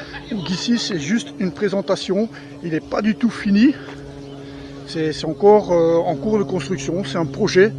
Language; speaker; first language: French; native; French